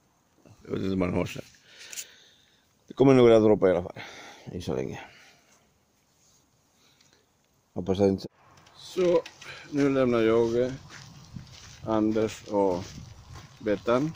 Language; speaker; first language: Swedish; non-native, learner; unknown